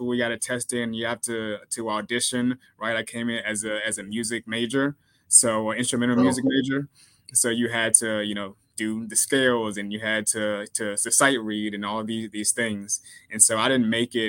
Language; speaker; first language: English; native; English